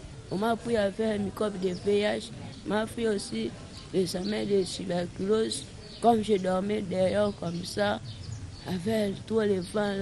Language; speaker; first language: French; non-native, local second language; Lingala